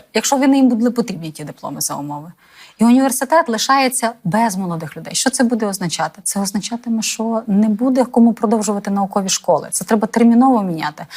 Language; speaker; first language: Ukrainian; native; Ukrainian